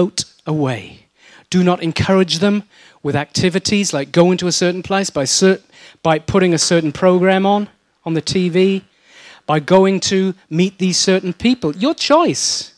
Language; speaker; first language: English; native; English